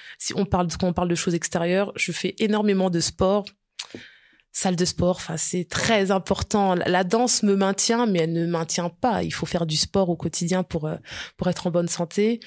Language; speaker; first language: French; early bilingual, other home language; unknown